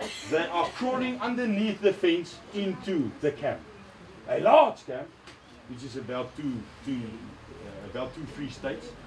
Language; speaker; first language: English; non-native, local second language; Afrikaans